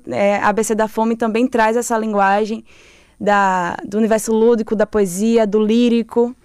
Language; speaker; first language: Portuguese; native; Portuguese